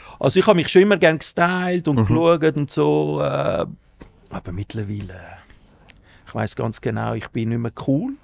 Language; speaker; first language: German; early bilingual, other home language; Spanish